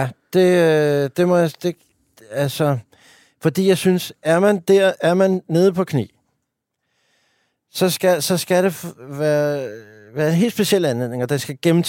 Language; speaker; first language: Danish; native; Danish